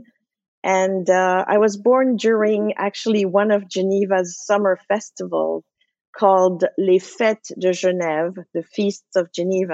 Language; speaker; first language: English; non-native, fluent; French